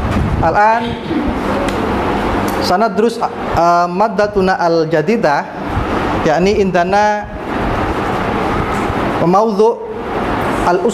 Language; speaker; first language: Arabic; non-native, fluent; Indonesian